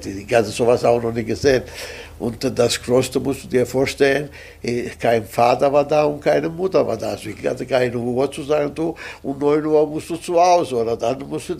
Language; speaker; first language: German; non-native, fluent; Italian